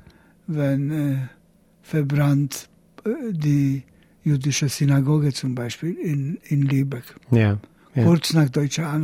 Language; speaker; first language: German; non-native, learner; Polish